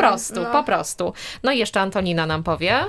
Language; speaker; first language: Polish; native; Polish